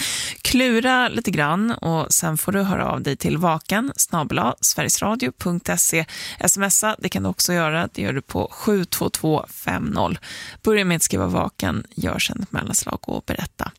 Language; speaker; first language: Swedish; native; Swedish